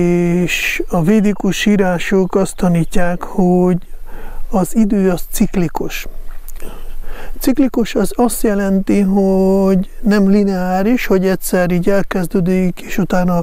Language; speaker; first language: Hungarian; non-native, fluent; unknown